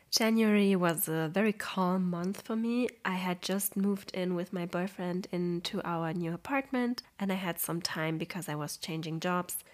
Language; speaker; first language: English; non-native, fluent; Polish